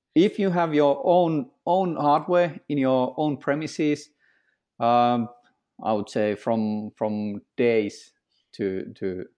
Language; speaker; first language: English; non-native, fluent; Finnish